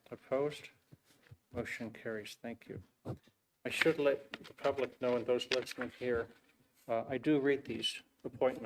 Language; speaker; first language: English; native; English